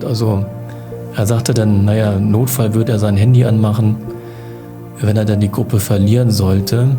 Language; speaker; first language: German; native; German